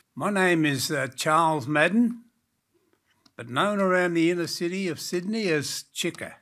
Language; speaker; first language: English; native; English